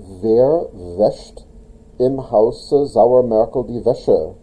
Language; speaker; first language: German; non-native, fluent; English